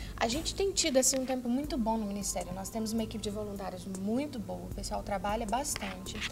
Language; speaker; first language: Portuguese; native; Portuguese